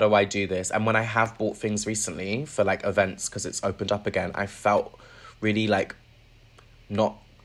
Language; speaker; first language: English; native; English